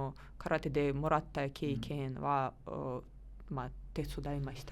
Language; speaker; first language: Japanese; non-native, learner; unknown